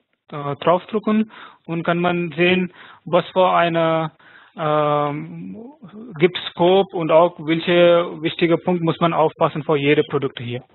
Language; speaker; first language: German; non-native, fluent; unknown